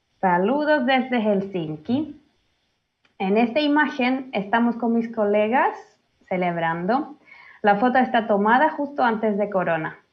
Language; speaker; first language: Spanish; early bilingual, heritage; Finnish